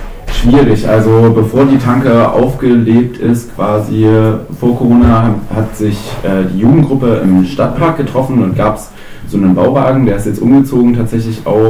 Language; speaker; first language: German; native; German